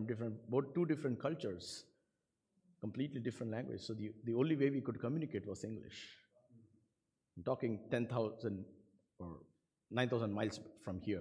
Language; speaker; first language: English; non-native, local second language; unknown